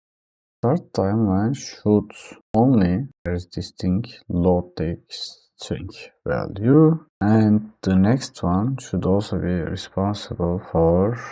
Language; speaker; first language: English; non-native, fluent; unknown